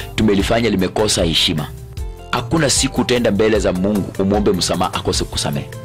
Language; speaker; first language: Swahili; non-native, local second language; Luyia